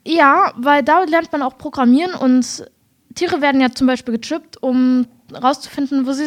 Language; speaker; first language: German; native; German